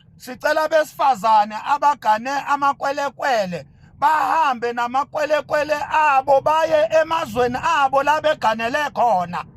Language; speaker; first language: Zulu; native; Zulu